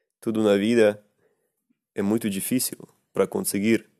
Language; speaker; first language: Portuguese; non-native, learner; Russian